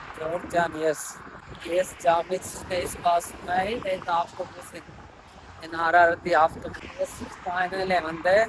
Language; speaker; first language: Armenian; non-native, learner; Hindi